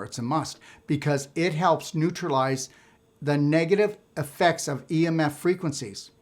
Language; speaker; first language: English; native; English